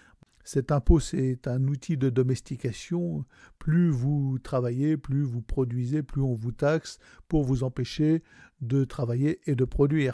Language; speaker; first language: French; native; French